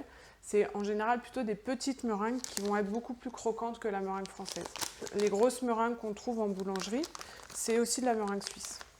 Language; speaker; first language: French; native; French